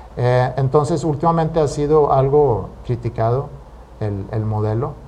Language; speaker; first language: Spanish; non-native, fluent; Swedish